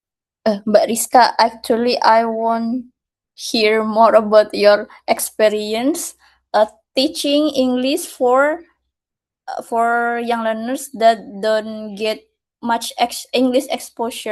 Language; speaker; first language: English; non-native, fluent; Indonesian